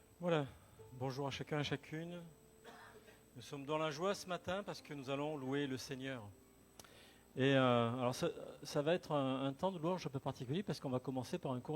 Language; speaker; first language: French; native; French